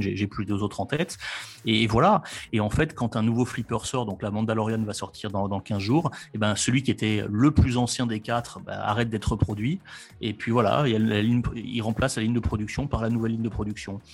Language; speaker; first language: French; native; French